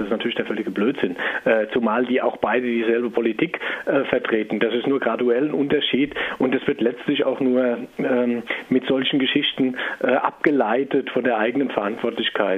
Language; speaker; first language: German; native; German